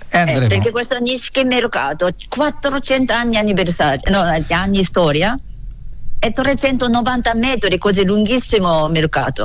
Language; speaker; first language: Italian; non-native, learner; Japanese